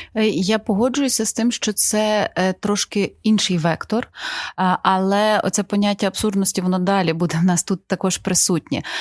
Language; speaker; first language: Ukrainian; native; Ukrainian